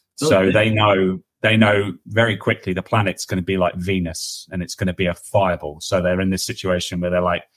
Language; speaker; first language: English; native; English